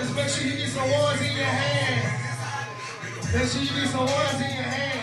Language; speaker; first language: English; native; English